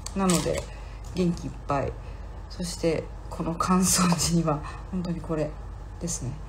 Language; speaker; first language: Japanese; native; Japanese